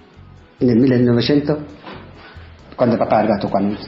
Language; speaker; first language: Italian; non-native, learner; Tigrinya